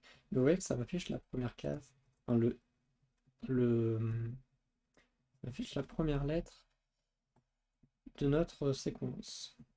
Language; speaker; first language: French; native; French